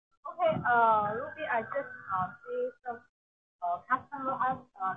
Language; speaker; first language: English; non-native, local second language; Chinese